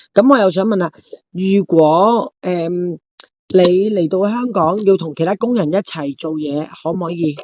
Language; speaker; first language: Cantonese; native; Cantonese